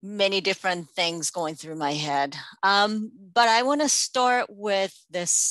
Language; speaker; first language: English; non-native, local second language; Japanese